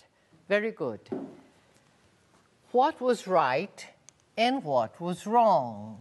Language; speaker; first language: English; non-native, fluent; Portuguese